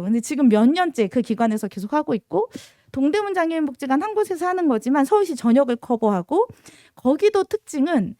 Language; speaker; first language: Korean; native; Korean